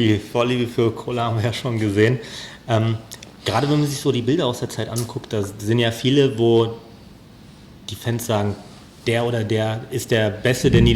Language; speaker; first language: German; native; German